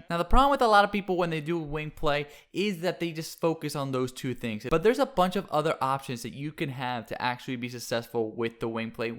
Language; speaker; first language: English; native; English